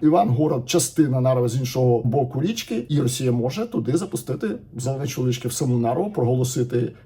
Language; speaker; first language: Ukrainian; native; Ukrainian